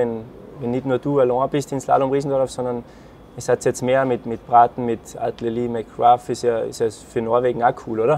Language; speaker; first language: German; native; German